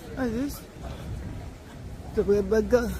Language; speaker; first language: English; non-native, learner; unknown